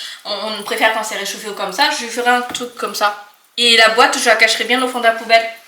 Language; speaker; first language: French; native; French